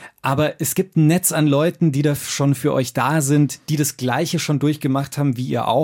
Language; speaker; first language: German; native; German